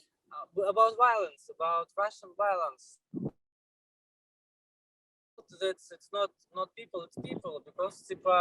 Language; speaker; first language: English; non-native, learner; Russian